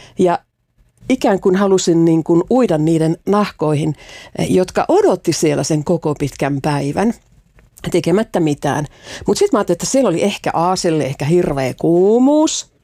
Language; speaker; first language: Finnish; native; Finnish